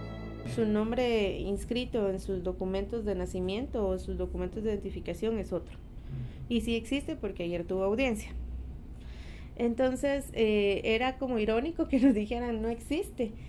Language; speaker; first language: Spanish; native; Spanish